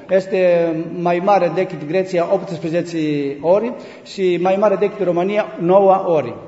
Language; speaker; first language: Romanian; non-native, learner; Greek